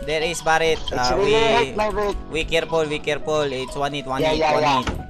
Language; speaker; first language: English; non-native, local second language; Filipino